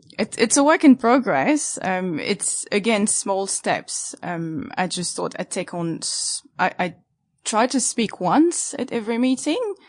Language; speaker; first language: English; non-native, fluent; French